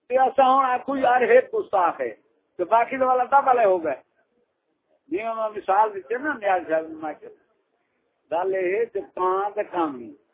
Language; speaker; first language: Urdu; non-native, local second language; Punjabi